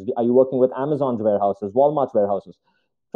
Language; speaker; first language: English; non-native, local second language; Hindi